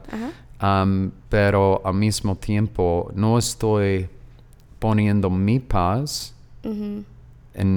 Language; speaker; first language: Spanish; non-native, fluent; English